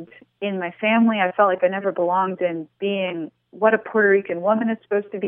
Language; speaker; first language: English; native; English